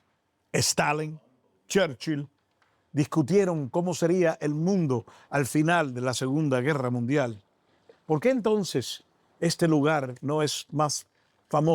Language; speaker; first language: Spanish; native; Spanish